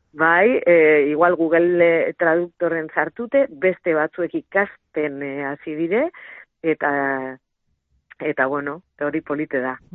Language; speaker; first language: Basque; non-native, local second language; Spanish